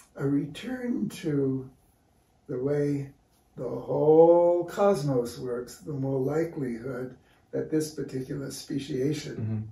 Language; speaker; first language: English; native; English